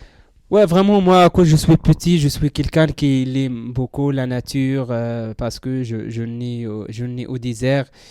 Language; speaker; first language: French; non-native, learner; Central Atlas Tamazight